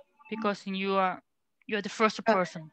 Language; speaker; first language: English; non-native, learner; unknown